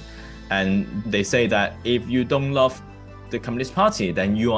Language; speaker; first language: English; non-native, local second language; Cantonese